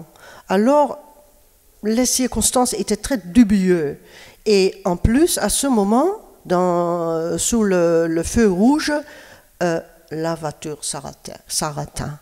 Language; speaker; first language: French; non-native, fluent; Dutch